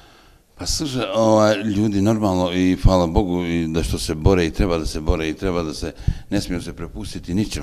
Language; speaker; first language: Croatian; native; Croatian